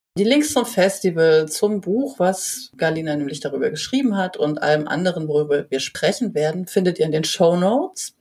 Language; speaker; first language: German; native; German